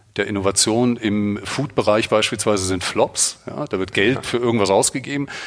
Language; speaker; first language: German; native; German